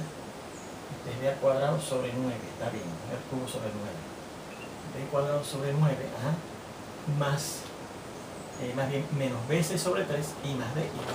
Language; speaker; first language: Spanish; native; Spanish